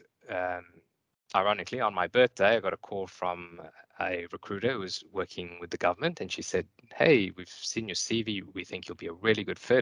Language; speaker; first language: English; native; English